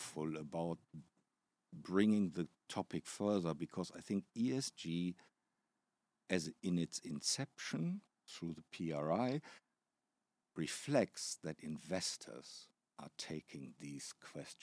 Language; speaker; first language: English; non-native, fluent; German